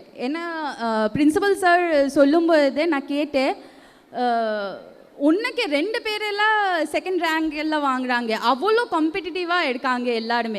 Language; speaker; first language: Tamil; non-native, local second language; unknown